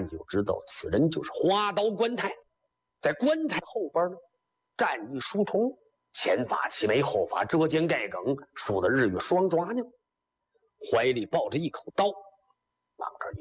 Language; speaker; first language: Chinese; native; Chinese